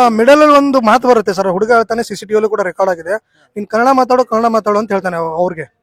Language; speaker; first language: Kannada; native; Kannada